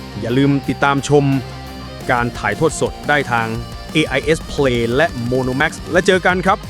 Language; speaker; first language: Thai; native; Thai